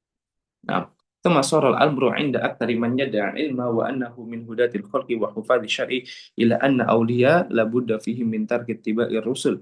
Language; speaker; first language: Arabic; non-native, fluent; Indonesian